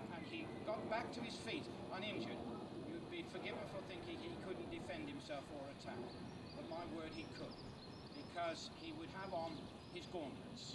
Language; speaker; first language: English; native; English